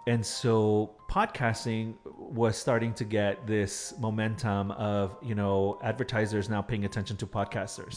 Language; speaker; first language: English; early bilingual, other home language; Spanish